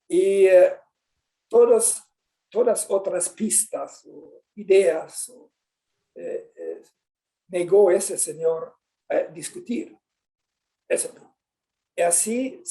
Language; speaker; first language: Spanish; non-native, fluent; Swedish